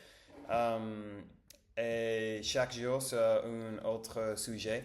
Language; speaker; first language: French; non-native, learner; Spanish